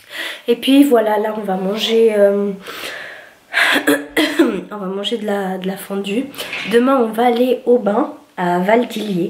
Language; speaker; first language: French; early bilingual, other home language; Portuguese